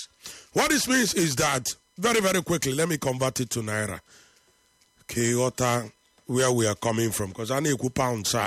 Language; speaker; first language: English; non-native, local second language; Igbo